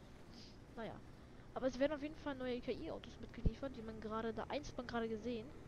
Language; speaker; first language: German; native; German